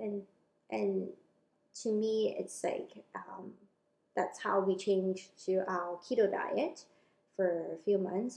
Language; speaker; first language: English; non-native, local second language; Cantonese